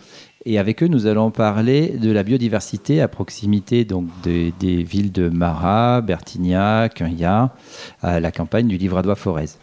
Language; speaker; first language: French; native; French